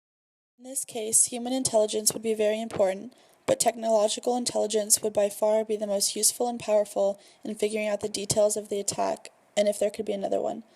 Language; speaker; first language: English; native; English